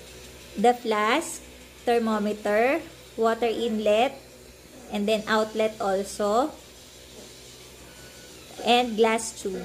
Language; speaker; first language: English; non-native, local second language; Filipino